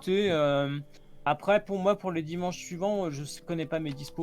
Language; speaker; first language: French; native; French